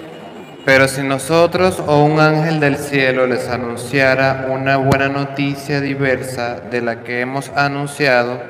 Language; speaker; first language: Spanish; native; Spanish